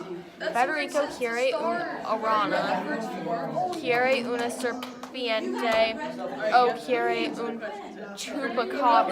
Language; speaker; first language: Spanish; non-native, learner; English